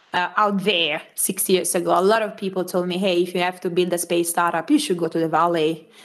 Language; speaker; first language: English; non-native, fluent; Italian